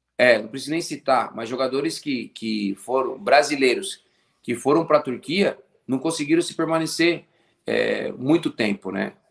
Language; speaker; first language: Portuguese; native; Portuguese